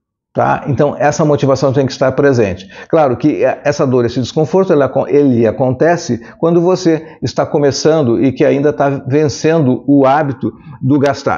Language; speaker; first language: Portuguese; native; Portuguese